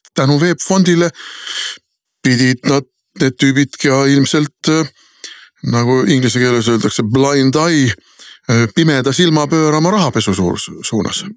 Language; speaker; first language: Estonian; native; Estonian